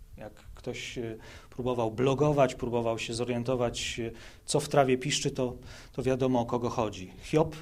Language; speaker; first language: Polish; native; Polish